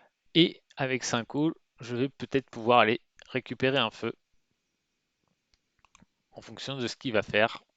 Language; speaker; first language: French; native; French